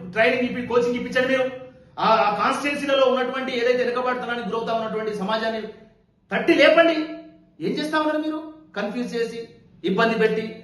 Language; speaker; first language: Telugu; non-native, local second language; Lambadi